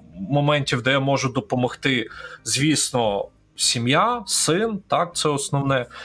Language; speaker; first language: Ukrainian; non-native, local second language; Russian